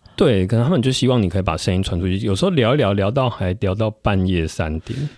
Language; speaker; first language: Chinese; non-native, local second language; Min Nan Chinese